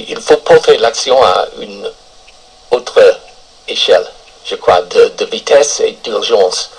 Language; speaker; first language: French; non-native, fluent; English